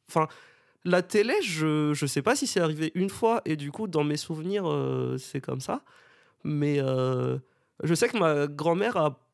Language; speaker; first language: French; non-native, local second language; Malagasy